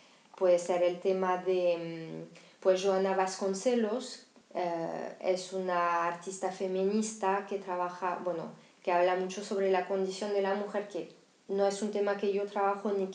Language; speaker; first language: Spanish; non-native, fluent; French